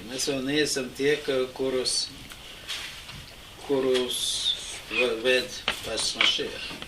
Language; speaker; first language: Latvian; non-native, local second language; Russian